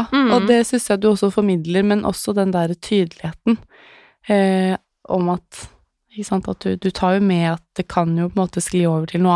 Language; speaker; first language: Norwegian; native; Norwegian